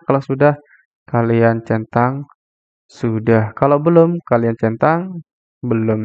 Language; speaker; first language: Indonesian; native; Indonesian